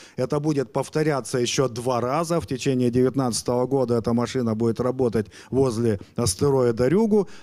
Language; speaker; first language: Russian; native; Russian